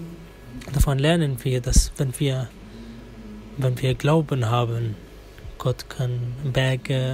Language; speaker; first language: German; non-native, fluent; Arabic